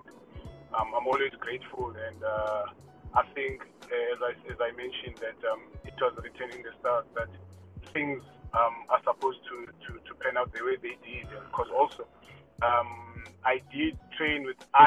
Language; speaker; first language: English; non-native, local second language; Xhosa